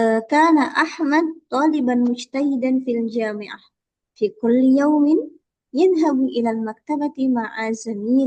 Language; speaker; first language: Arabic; non-native, learner; Indonesian